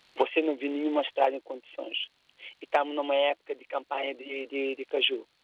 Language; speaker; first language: Portuguese; non-native, local second language; Kabuverdianu